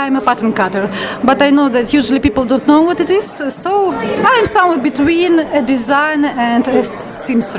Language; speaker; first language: English; non-native, fluent; Latvian